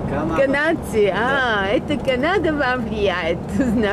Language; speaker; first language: Russian; non-native, learner; Bulgarian